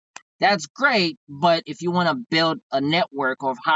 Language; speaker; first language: English; non-native, fluent; Haitian Creole